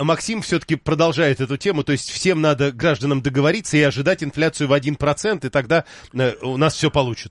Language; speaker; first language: Russian; native; Russian